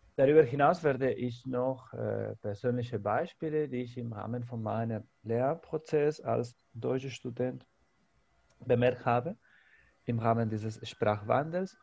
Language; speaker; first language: German; non-native, fluent; Spanish